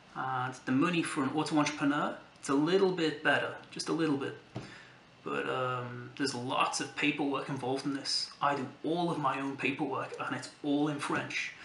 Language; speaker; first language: English; native; English